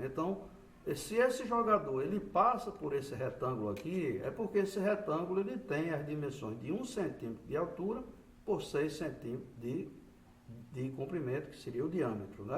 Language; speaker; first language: Portuguese; native; Portuguese